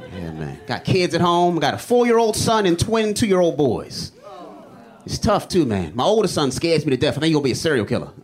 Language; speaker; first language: English; native; English